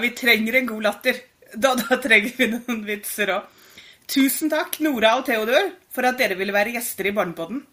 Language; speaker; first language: Norwegian; native; Norwegian